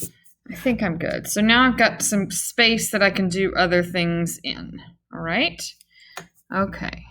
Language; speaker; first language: English; native; English